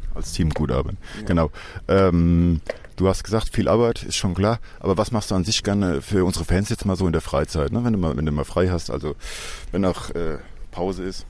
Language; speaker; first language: German; native; German